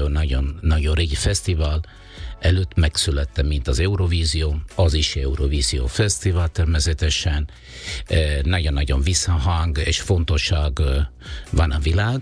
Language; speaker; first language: Hungarian; non-native, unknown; Italian